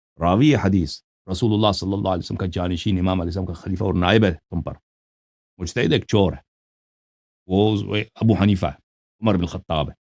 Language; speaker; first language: Urdu; non-native, fluent; Persian